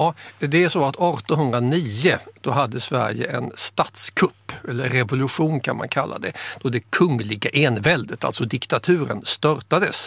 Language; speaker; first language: Swedish; native; Swedish